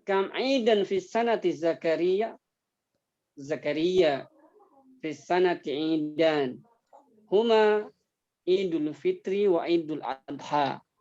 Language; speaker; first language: Arabic; non-native, fluent; Indonesian